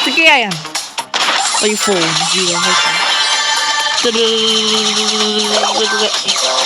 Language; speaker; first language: Chinese; early bilingual, heritage; Cantonese